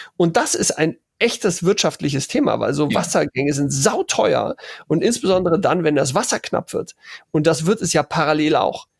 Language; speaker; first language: German; native; German